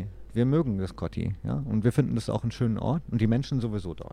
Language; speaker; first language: German; native; German